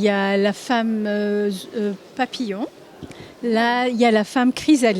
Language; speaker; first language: French; non-native, fluent; Japanese